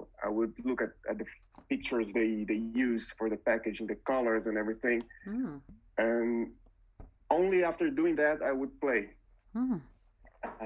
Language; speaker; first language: English; non-native, fluent; Portuguese